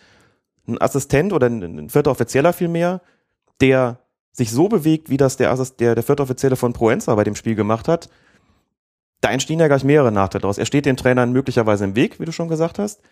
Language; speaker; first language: German; native; German